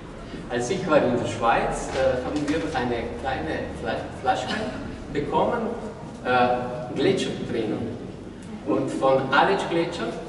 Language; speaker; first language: German; non-native, fluent; Slovenian